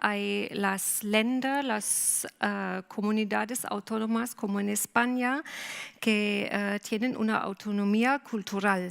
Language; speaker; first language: Spanish; non-native, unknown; German